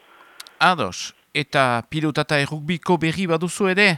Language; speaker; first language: Basque; native; Basque